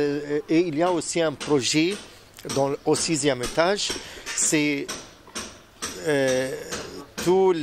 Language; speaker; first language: French; non-native, fluent; Arabic